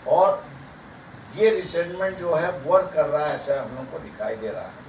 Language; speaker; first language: Hindi; non-native, local second language; Marathi